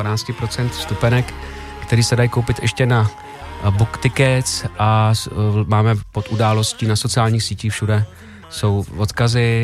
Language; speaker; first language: Czech; native; Czech